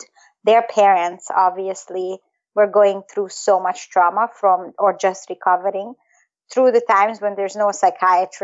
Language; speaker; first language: English; non-native, fluent; Hungarian